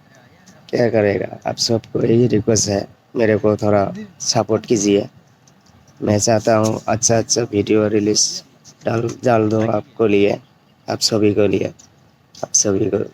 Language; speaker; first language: Hindi; non-native, local second language; Bangla